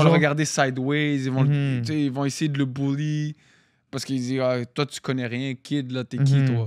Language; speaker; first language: French; native; French